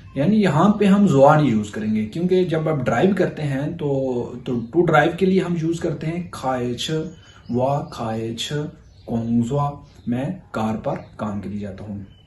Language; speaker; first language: Urdu; native; Urdu